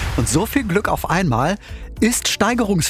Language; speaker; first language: German; native; German